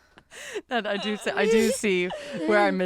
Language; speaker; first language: English; native; English